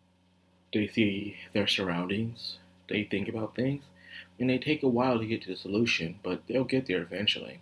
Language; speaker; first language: English; native; English